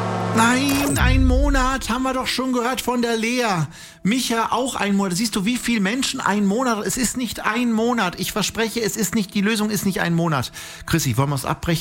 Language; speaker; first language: German; native; German